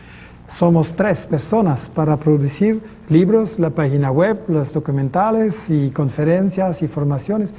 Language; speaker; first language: Spanish; non-native, fluent; French